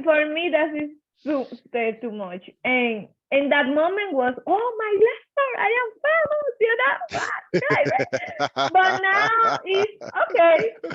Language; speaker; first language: English; non-native, learner; Spanish